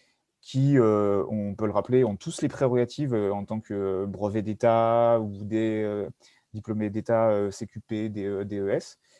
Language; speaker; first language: French; native; French